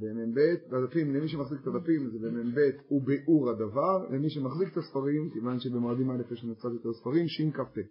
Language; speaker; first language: Hebrew; native; Hebrew